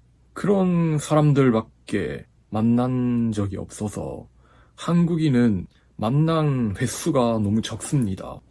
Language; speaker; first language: Korean; non-native, fluent; Japanese